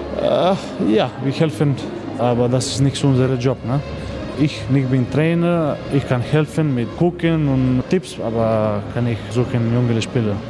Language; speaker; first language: German; non-native, learner; Macedonian